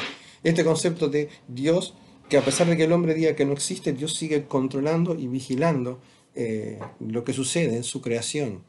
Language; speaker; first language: Spanish; native; Spanish